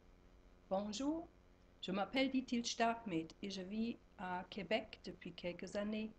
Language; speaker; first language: French; non-native, fluent; German